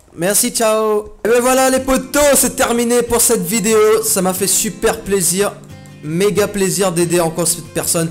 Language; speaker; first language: French; native; French